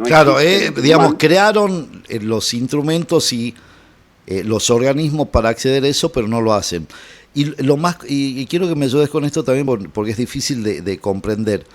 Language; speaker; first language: Spanish; native; Spanish